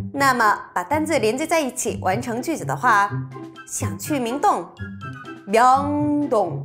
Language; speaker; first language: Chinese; non-native, fluent; Korean